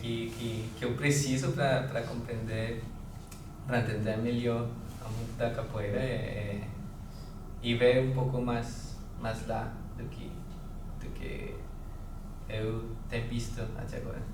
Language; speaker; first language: Portuguese; non-native, learner; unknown